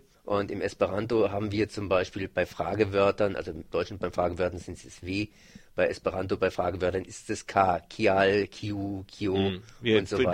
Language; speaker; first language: German; native; German